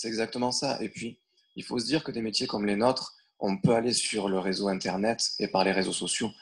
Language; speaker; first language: French; native; French